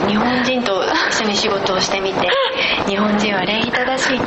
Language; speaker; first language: Japanese; native; Japanese